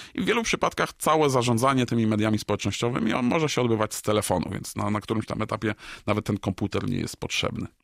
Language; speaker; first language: Polish; native; Polish